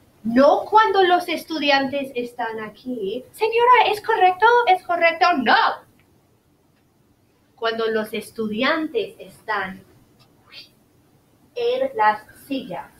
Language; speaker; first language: Spanish; non-native, learner; English